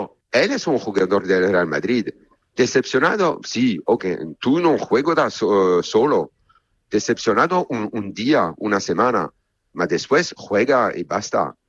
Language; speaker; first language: Spanish; non-native, learner; Italian